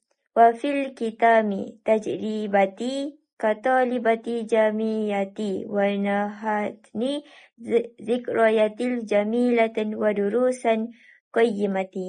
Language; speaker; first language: Arabic; non-native, learner; Malay